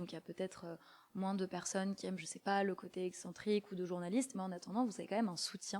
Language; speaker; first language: French; native; French